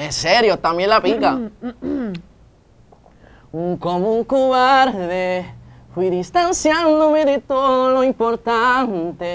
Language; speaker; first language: Spanish; native; Spanish